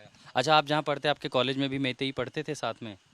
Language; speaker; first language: Hindi; native; Hindi